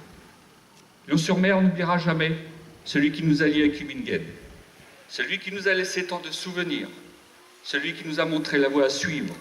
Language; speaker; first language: French; native; French